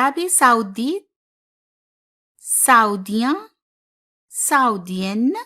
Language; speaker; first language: French; non-native, fluent; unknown